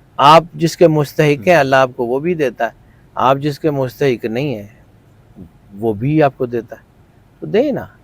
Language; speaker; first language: Urdu; non-native, local second language; Punjabi